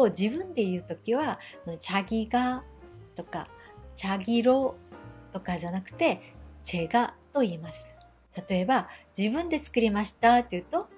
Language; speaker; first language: Japanese; non-native, fluent; Korean